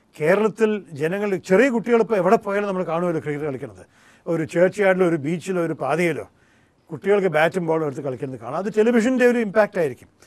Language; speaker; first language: Malayalam; early bilingual, heritage; Malayalam